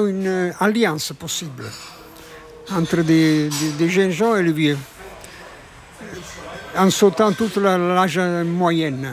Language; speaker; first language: French; non-native, fluent; Italian